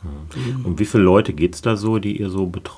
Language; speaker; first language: German; native; German